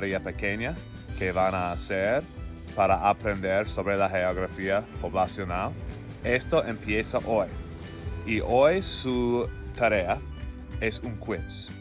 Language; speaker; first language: Spanish; non-native, fluent; English